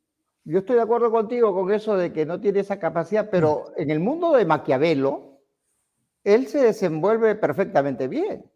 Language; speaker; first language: Spanish; native; Spanish